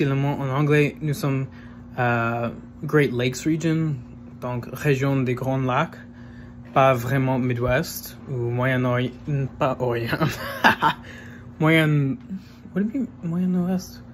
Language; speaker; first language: French; non-native, fluent; English